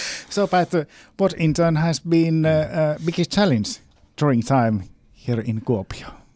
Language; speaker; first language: English; non-native, learner; Finnish